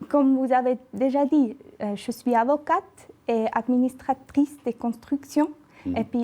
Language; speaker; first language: French; non-native, local second language; German